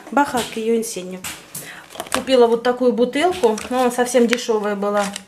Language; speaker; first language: Russian; native; Russian